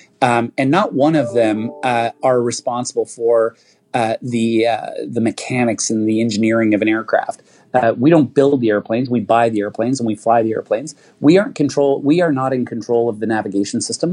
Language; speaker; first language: English; native; English